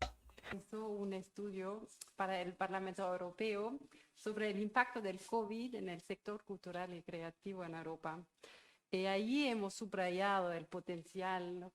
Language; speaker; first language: Spanish; non-native, fluent; German